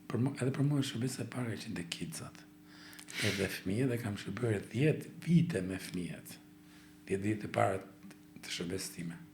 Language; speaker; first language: Albanian; native; Albanian